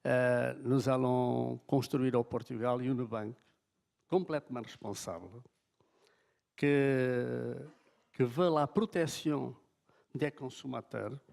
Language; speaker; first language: French; non-native, fluent; Portuguese